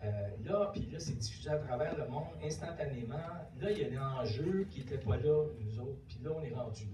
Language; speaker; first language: French; native; French